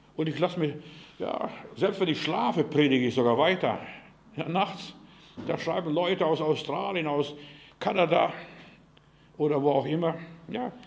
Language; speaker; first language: German; non-native, fluent; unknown